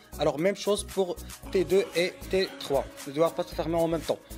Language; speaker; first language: French; non-native, local second language; Arabic